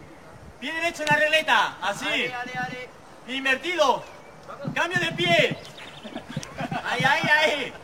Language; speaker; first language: Spanish; native; Spanish